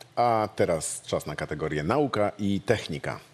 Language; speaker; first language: Polish; native; Polish